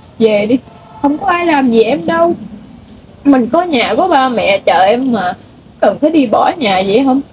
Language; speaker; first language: Vietnamese; non-native, local second language; Khmer